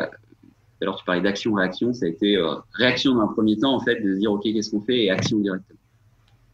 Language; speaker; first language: French; native; French